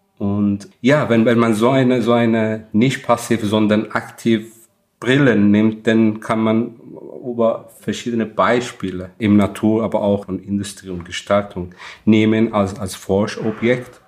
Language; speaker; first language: German; non-native, fluent; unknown